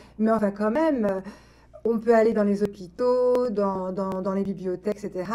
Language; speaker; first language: French; native; French